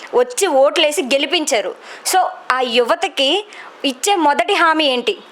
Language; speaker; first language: Telugu; native; Telugu